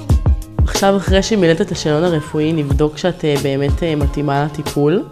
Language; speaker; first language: Hebrew; native; Hebrew